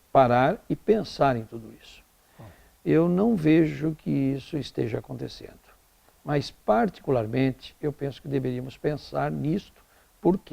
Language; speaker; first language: Portuguese; native; Portuguese